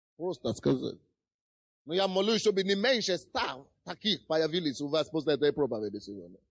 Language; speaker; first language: Russian; non-native, fluent; Yoruba